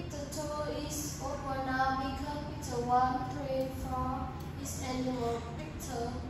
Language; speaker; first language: English; non-native, learner; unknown